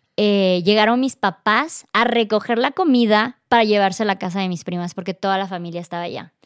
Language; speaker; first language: Spanish; native; Spanish